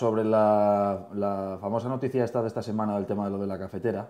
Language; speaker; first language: Spanish; native; Spanish